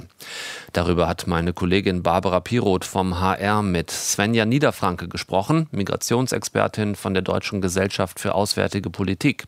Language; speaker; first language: German; native; German